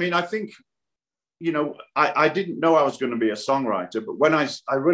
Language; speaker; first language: English; native; English